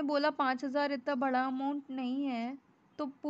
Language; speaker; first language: Hindi; native; Hindi